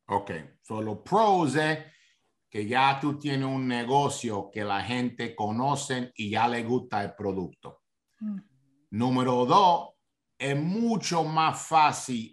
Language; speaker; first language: Spanish; early bilingual, heritage; Spanish